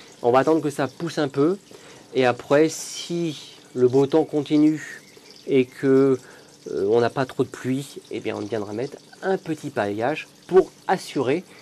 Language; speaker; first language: French; native; French